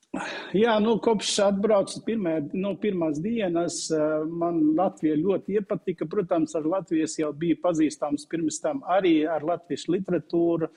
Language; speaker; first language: Latvian; non-native, fluent; Uzbek